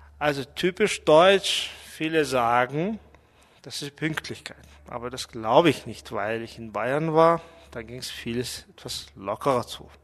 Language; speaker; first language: German; non-native, fluent; Mongolian